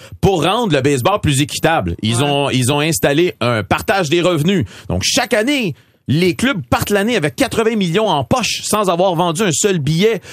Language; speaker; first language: French; native; French